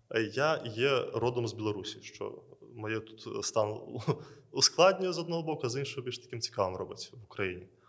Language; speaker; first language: Ukrainian; native; Ukrainian